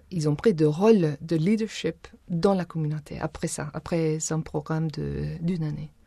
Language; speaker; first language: French; non-native, fluent; Spanish